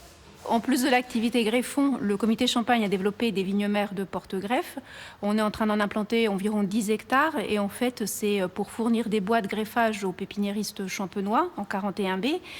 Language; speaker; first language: French; native; French